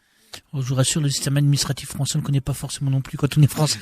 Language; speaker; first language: French; native; French